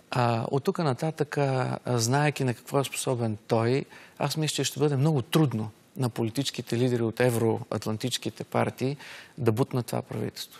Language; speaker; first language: Bulgarian; native; Bulgarian